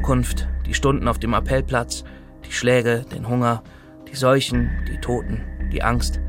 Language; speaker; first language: German; native; German